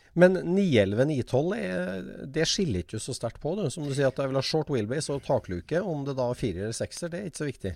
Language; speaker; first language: Norwegian; native; Norwegian